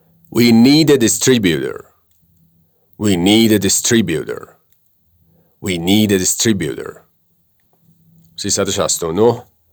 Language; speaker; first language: English; non-native, fluent; Persian